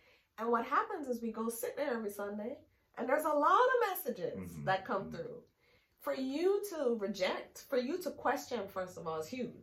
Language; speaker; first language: English; native; English